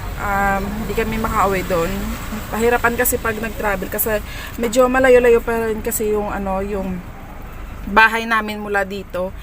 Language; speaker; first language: Filipino; native; Filipino